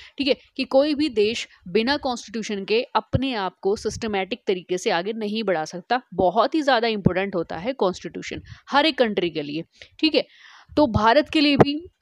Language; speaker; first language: Hindi; native; Hindi